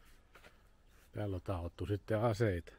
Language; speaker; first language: Finnish; native; Finnish